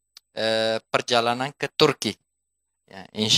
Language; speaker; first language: Indonesian; non-native, fluent; Turkish